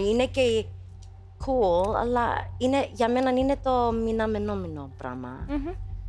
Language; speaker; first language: Greek; early bilingual, heritage; English